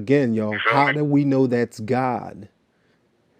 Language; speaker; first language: English; native; English